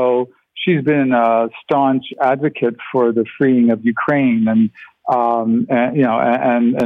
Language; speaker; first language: English; non-native, fluent; Ukrainian